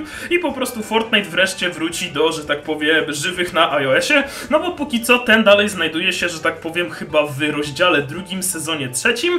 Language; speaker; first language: Polish; native; Polish